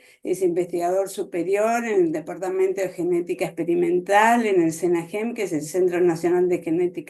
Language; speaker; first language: Spanish; native; Spanish